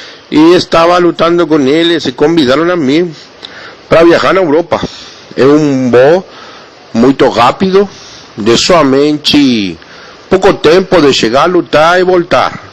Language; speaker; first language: Portuguese; non-native, learner; Spanish